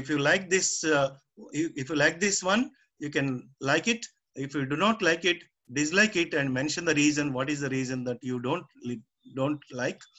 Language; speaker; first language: English; non-native, local second language; Telugu